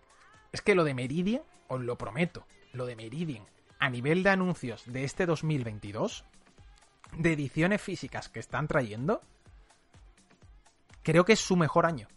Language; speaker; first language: Spanish; native; Spanish